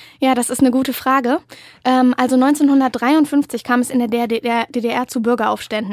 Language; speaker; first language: German; native; German